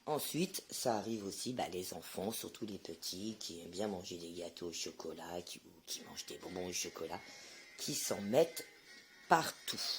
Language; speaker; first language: French; native; French